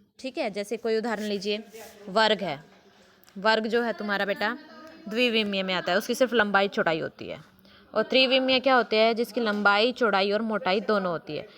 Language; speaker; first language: Hindi; native; Hindi